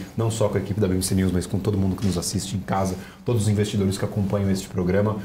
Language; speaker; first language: Portuguese; native; Portuguese